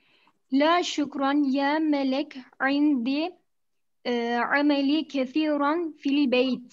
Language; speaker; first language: Arabic; non-native, learner; Turkish